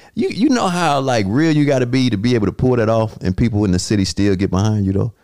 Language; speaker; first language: English; native; English